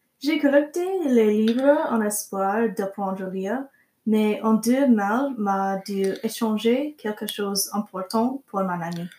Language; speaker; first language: French; non-native, learner; English